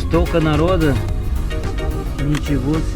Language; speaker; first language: Russian; non-native, learner; Portuguese